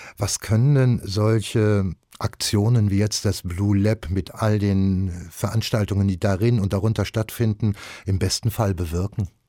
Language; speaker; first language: German; native; German